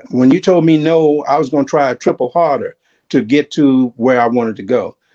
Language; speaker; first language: English; native; English